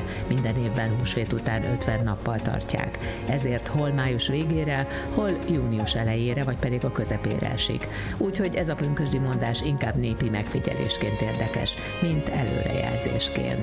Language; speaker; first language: Hungarian; native; Hungarian